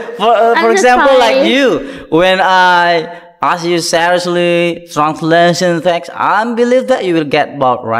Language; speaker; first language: English; non-native, fluent; Indonesian